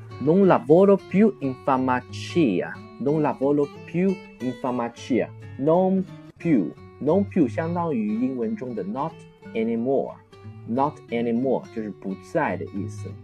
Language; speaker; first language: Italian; non-native, fluent; Chinese